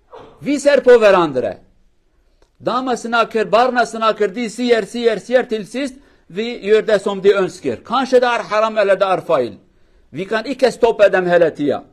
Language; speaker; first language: Norwegian; non-native, learner; Kurdish